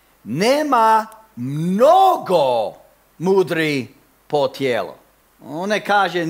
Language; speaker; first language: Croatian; non-native, fluent; English